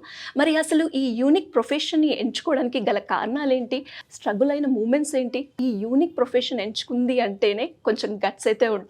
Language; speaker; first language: Telugu; native; Telugu